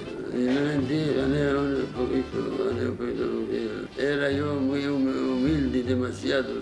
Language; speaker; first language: Spanish; non-native, learner; Arabic